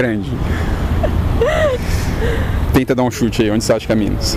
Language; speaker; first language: Portuguese; native; Portuguese